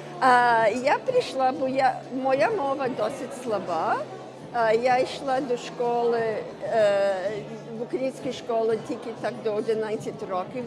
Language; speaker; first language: Ukrainian; early bilingual, heritage; Ukrainian